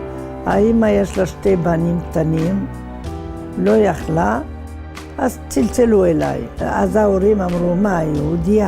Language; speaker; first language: Hebrew; non-native, fluent; Arabic